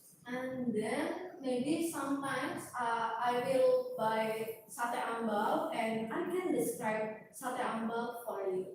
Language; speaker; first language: English; non-native, learner; Indonesian